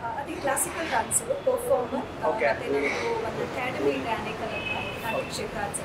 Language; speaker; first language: Kannada; non-native, local second language; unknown